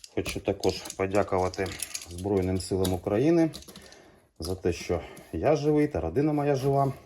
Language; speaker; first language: Ukrainian; non-native, local second language; Russian